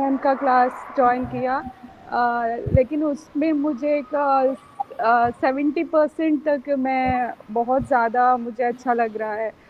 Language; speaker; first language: Hindi; non-native, local second language; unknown